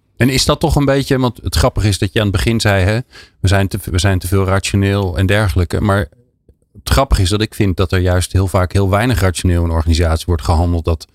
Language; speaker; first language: Dutch; native; Dutch